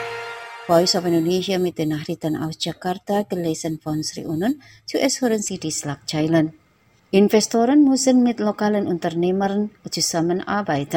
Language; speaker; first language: German; non-native, fluent; Indonesian